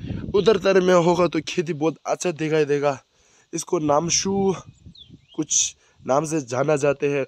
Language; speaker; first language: Hindi; non-native, local second language; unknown